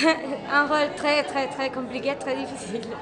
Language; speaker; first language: French; non-native, learner; Spanish